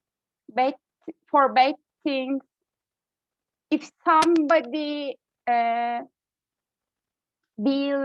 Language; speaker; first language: English; non-native, learner; Turkish